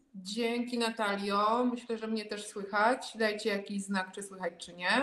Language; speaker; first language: Polish; native; Polish